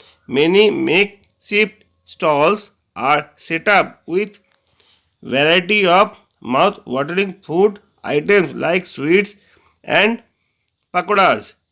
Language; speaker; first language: English; non-native, local second language; Bangla